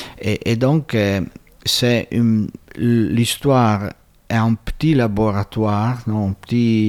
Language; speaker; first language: French; non-native, fluent; Italian